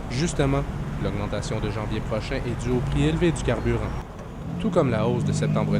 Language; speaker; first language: French; native; French